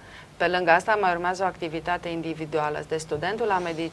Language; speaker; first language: Romanian; native; Romanian